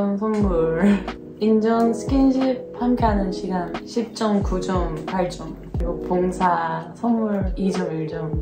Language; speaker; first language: Korean; non-native, learner; Dutch